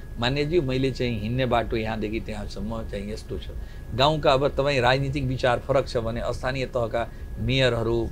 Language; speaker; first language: Nepali; non-native, local second language; Bhojpuri